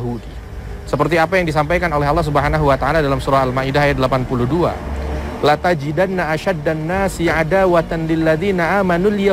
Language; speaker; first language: Indonesian; native; Indonesian